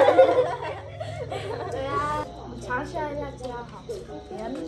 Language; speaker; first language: Chinese; non-native, learner; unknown